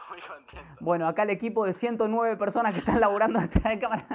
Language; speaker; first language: Spanish; native; Spanish